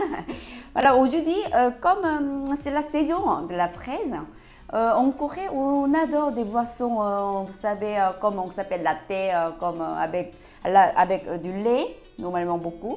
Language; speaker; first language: French; non-native, learner; Korean